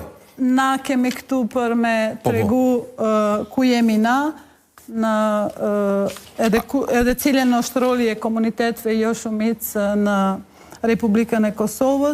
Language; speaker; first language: Albanian; non-native, local second language; Bosnian